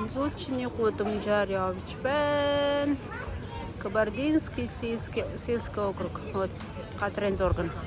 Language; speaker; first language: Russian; non-native, fluent; Mongolian